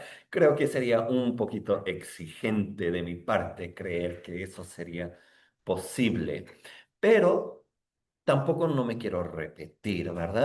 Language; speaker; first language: Spanish; native; Spanish